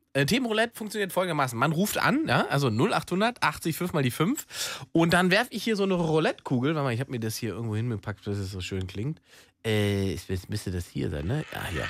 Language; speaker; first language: German; native; German